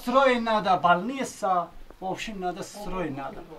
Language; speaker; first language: Russian; non-native, local second language; Uzbek